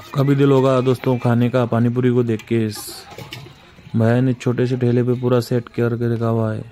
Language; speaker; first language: Hindi; non-native, local second language; Marathi